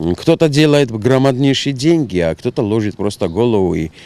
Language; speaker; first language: Russian; non-native, local second language; Georgian